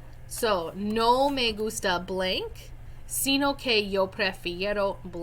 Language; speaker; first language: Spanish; non-native, fluent; English